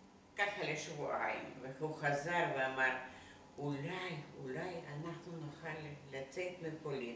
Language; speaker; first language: Hebrew; non-native, fluent; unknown